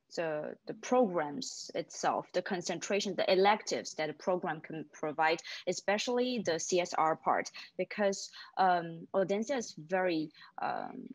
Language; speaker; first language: English; non-native, fluent; Chinese